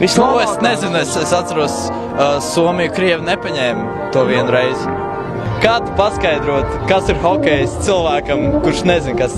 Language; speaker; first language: Latvian; native; Latvian